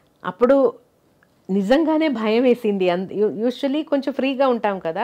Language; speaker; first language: Telugu; non-native, local second language; Malayalam